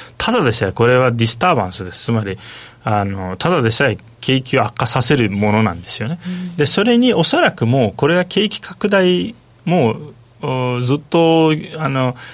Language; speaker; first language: Japanese; non-native, fluent; Turkish